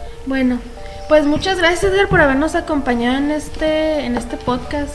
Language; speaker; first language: Spanish; native; Spanish